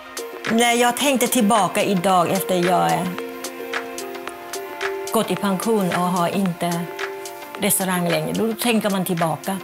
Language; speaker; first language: Swedish; non-native, fluent; Thai